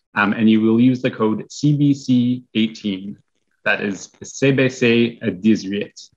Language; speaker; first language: English; native; English